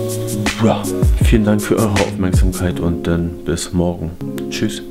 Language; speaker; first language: German; native; German